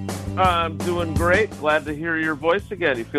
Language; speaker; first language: English; native; English